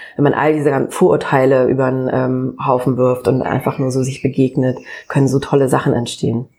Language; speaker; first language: German; native; German